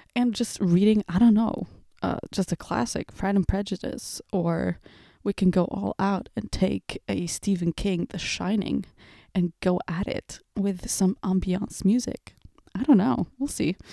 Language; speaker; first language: English; early bilingual, other home language; Portuguese